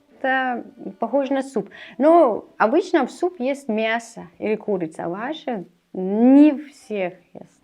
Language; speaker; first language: Russian; non-native, learner; Persian